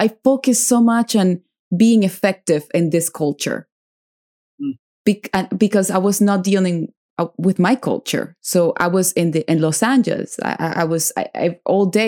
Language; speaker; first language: English; non-native, fluent; Spanish